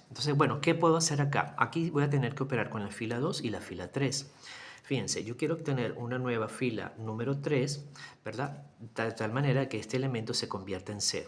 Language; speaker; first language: Spanish; native; Spanish